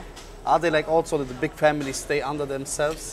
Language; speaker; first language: English; non-native, learner; German